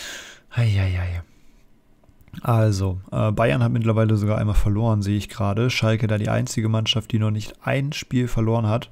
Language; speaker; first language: German; native; German